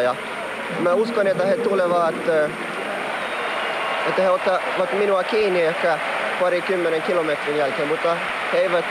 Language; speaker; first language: Finnish; non-native, local second language; Swedish